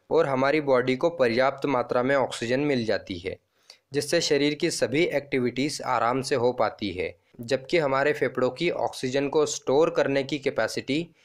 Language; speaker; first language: Hindi; non-native, local second language; Marathi